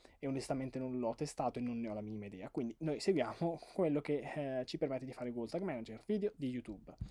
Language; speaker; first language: Italian; native; Italian